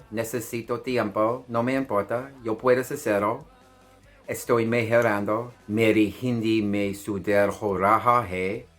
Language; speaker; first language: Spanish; non-native, learner; English